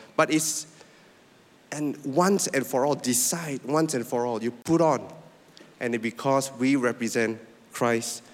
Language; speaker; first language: English; non-native, local second language; Min Nan Chinese